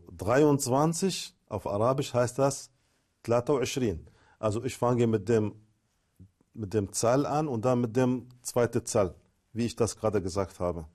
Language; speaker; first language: German; non-native, fluent; Arabic